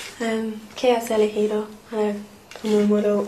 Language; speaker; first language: Spanish; non-native, fluent; English